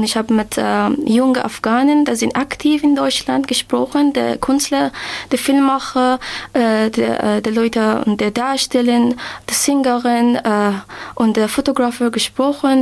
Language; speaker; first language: German; non-native, learner; Persian